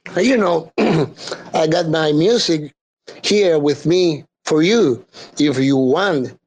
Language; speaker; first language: English; non-native, learner; Spanish